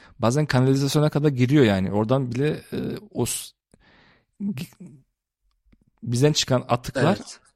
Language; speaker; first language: Turkish; early bilingual, heritage; Turkish